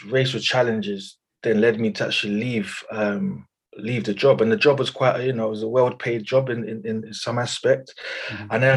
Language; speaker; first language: English; native; English